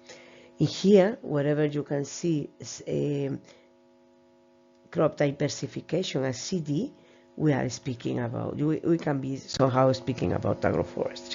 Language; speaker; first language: English; non-native, fluent; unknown